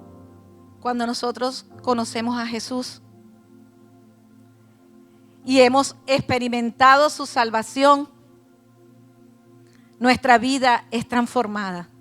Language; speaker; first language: Spanish; native; Spanish